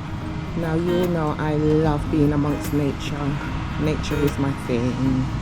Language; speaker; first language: English; native; English